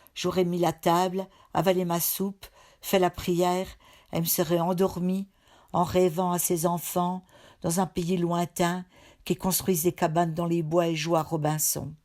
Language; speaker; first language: French; native; French